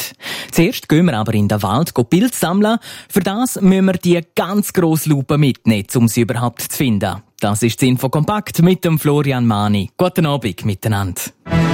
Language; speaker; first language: German; native; German